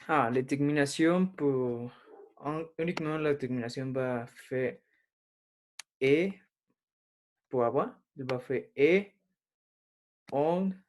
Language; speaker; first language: French; non-native, learner; Spanish